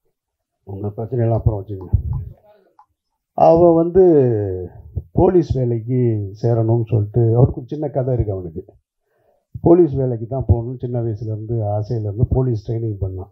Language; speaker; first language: Tamil; native; Tamil